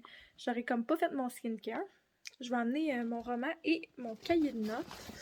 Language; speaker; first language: French; native; French